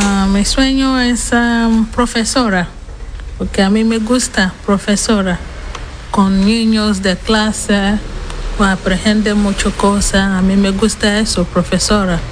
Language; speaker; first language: Spanish; non-native, learner; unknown